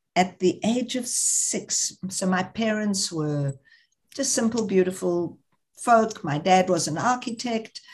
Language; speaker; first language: English; native; English